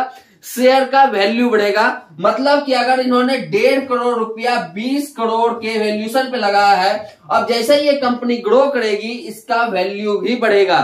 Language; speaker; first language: Hindi; native; Hindi